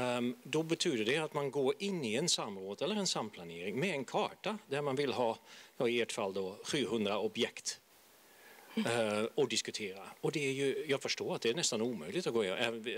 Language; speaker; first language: Swedish; non-native, fluent; Dutch